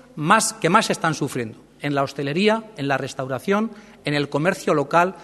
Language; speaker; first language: Spanish; native; Spanish